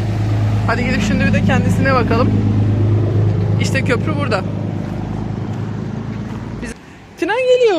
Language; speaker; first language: Turkish; native; Turkish